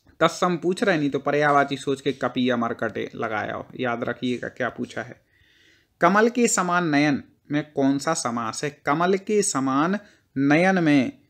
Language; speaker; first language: Hindi; native; Hindi